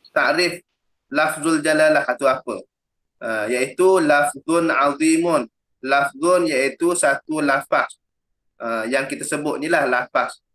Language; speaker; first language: Malay; native; Malay